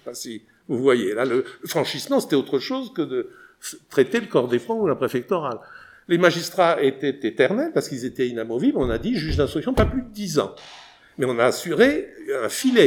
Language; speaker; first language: French; native; French